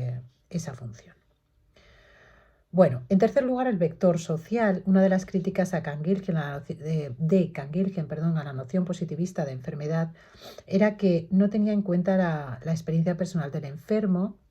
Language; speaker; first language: Spanish; native; Spanish